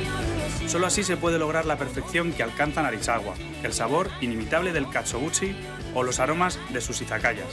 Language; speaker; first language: Spanish; native; Spanish